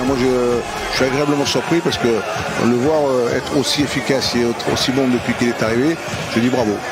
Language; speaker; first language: French; native; French